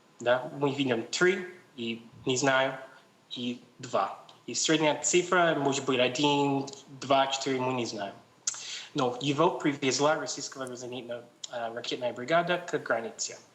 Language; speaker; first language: Russian; non-native, learner; English